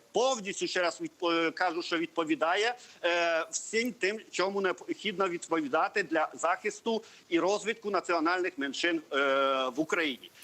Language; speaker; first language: Ukrainian; non-native, local second language; Hungarian